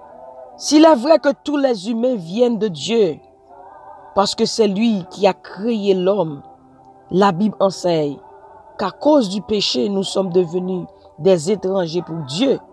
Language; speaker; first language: French; non-native, local second language; Haitian Creole